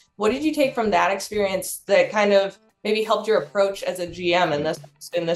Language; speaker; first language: English; native; English